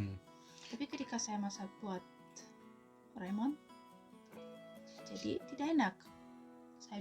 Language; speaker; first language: Indonesian; non-native, fluent; Russian